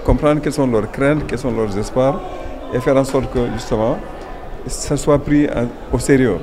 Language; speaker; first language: French; non-native, local second language; Wolof